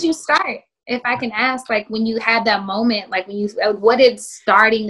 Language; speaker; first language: English; native; English